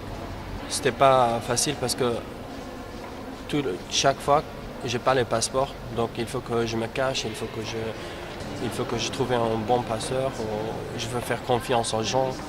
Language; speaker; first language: French; non-native, learner; Kurdish